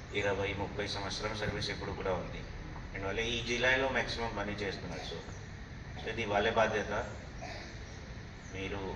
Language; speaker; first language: Telugu; non-native, local second language; Hindi